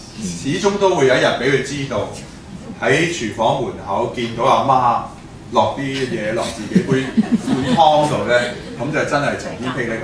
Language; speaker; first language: Cantonese; native; Cantonese